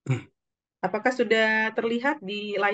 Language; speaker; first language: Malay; non-native, fluent; Japanese